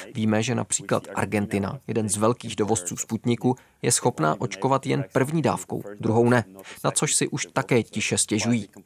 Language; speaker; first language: Czech; non-native, fluent; Dutch